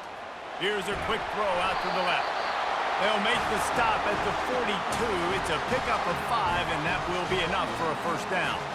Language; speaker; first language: English; native; English